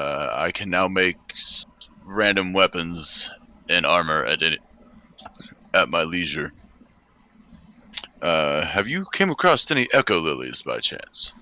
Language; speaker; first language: English; native; English